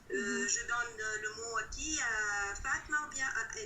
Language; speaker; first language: French; non-native, local second language; Arabic